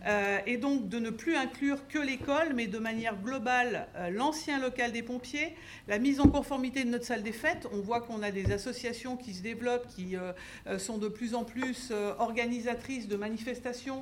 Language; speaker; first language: French; native; French